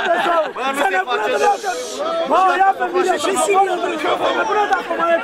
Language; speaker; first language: Romanian; native; Romanian